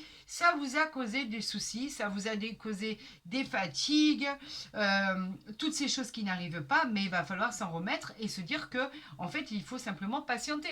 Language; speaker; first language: French; native; French